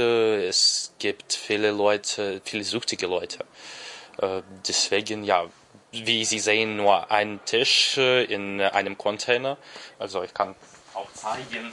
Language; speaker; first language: German; non-native, learner; Ukrainian